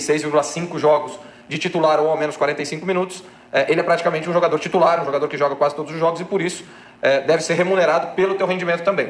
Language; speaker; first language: Portuguese; native; Portuguese